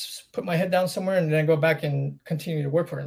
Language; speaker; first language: English; native; English